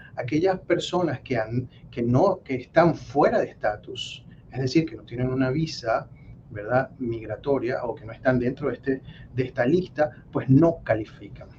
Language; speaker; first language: Spanish; native; Spanish